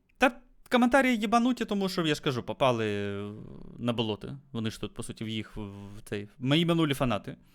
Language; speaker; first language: Ukrainian; native; Ukrainian